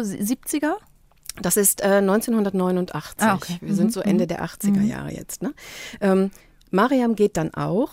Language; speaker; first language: German; native; German